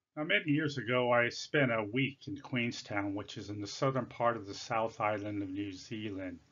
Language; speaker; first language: English; native; English